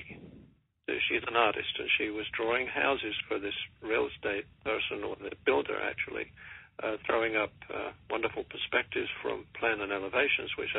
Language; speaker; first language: English; native; English